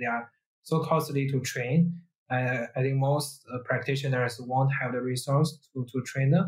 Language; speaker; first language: English; non-native, fluent; Chinese